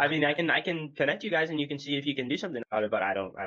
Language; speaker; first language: English; native; English